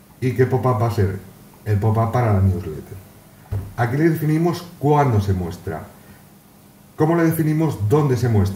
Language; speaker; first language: Spanish; native; Spanish